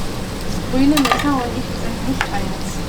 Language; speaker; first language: German; native; German